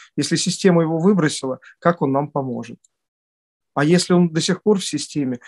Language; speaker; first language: Russian; native; Russian